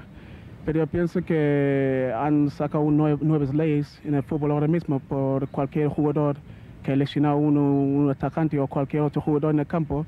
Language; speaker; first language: Spanish; non-native, learner; English